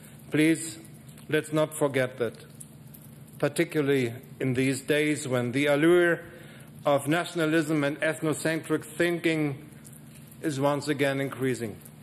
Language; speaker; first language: English; non-native, fluent; German